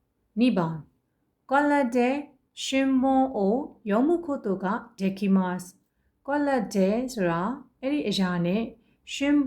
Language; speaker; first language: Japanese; non-native, fluent; Burmese